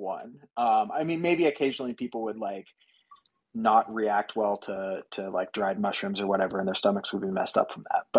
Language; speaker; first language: English; native; English